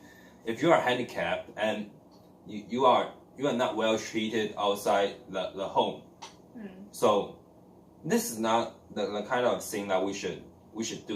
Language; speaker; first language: English; non-native, learner; Chinese